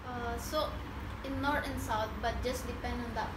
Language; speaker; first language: English; non-native, fluent; Indonesian